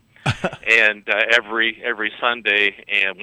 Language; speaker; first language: English; native; English